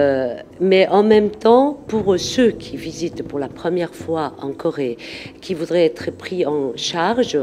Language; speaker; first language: French; non-native, fluent; Korean